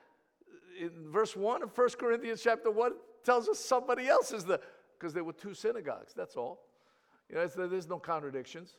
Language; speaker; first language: English; early bilingual, other home language; Greek